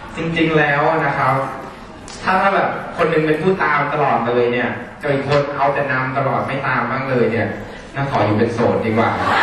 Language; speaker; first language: Thai; early bilingual, heritage; Thai